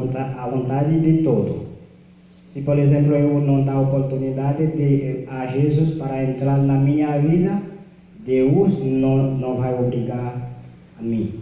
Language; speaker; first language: Portuguese; non-native, learner; Haitian Creole